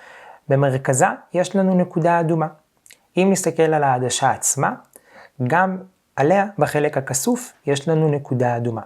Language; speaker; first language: Hebrew; native; Hebrew